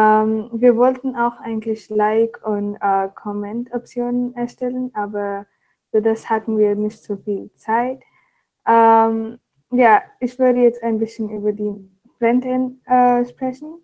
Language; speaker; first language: German; non-native, learner; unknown